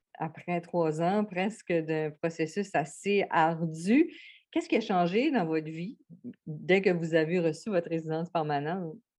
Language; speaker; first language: French; native; French